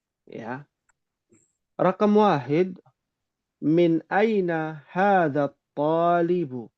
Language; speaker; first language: Arabic; non-native, fluent; Indonesian